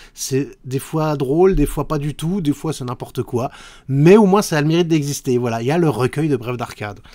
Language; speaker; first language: French; native; French